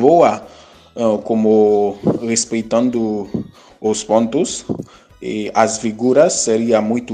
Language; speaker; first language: Portuguese; non-native, fluent; Haitian Creole